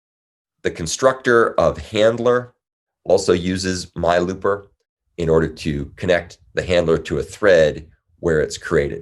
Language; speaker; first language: English; native; English